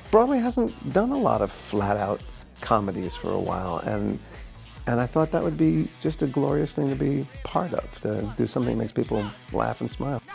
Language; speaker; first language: English; native; English